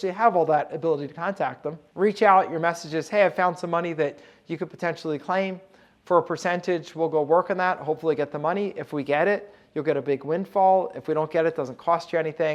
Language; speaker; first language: English; native; English